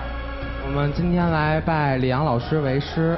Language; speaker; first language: Chinese; native; Chinese